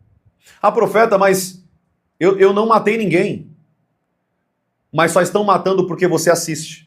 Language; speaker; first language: Portuguese; native; Portuguese